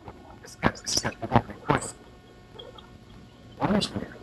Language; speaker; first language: Russian; non-native, learner; Uzbek